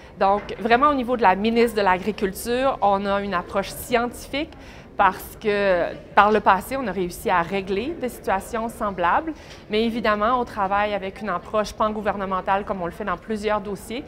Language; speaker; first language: French; native; French